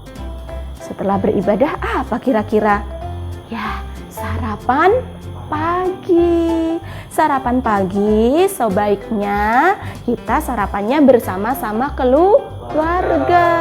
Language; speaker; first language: Indonesian; native; Indonesian